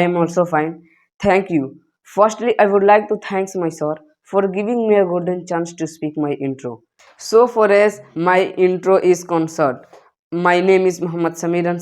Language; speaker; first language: English; non-native, learner; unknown